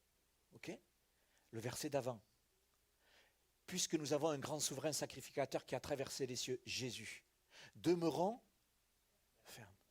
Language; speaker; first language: French; native; French